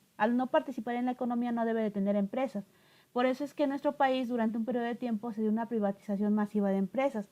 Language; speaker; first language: Spanish; native; Spanish